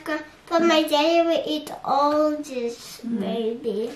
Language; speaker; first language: English; early bilingual, other home language; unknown